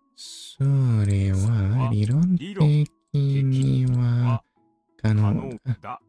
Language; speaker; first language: Japanese; non-native, learner; English